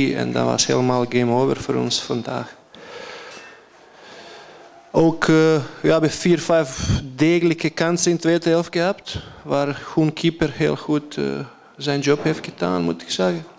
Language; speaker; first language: Dutch; non-native, fluent; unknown